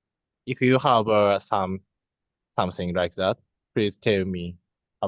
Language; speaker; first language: English; non-native, learner; Japanese